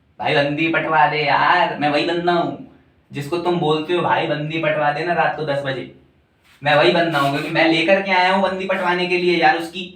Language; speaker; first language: Hindi; native; Hindi